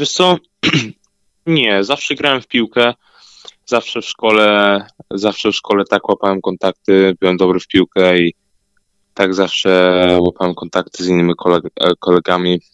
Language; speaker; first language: Polish; early bilingual, heritage; Polish